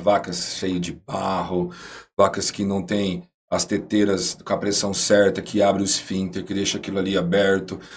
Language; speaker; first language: Portuguese; native; Portuguese